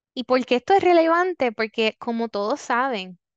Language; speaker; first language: Spanish; native; Spanish